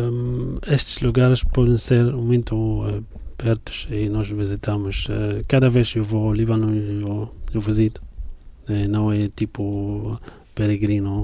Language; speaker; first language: Portuguese; non-native, fluent; Arabic